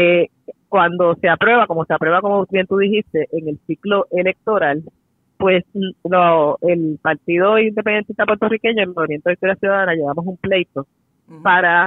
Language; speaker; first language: Spanish; native; Spanish